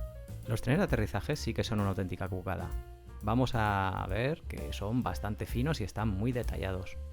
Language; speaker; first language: Spanish; native; Spanish